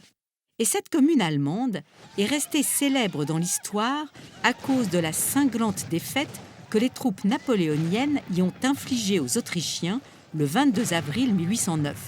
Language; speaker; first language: French; native; French